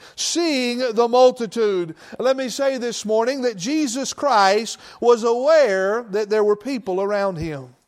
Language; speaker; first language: English; native; English